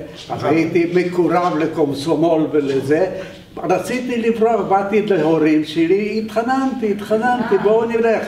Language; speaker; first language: Hebrew; non-native, fluent; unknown